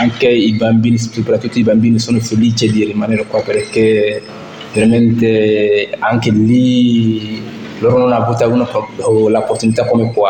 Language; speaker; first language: Italian; non-native, learner; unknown